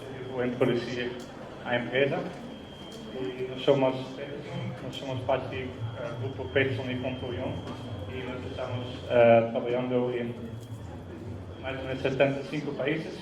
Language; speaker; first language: Portuguese; non-native, fluent; Dutch